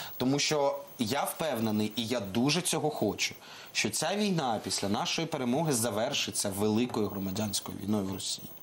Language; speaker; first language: Ukrainian; non-native, local second language; Russian